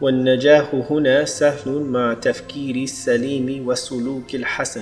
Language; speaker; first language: Arabic; non-native, fluent; English